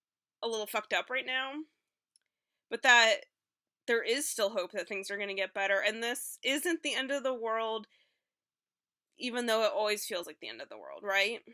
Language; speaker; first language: English; native; English